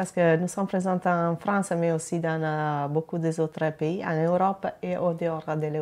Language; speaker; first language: French; non-native, fluent; Italian